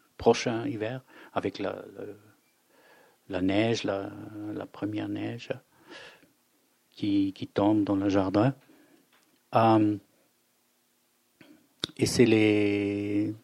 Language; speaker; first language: French; non-native, fluent; German